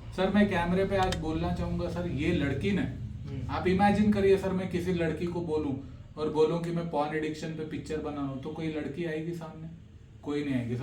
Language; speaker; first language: Hindi; native; Hindi